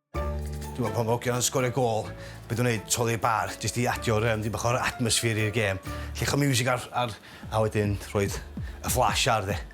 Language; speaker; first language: Welsh; non-native, local second language; English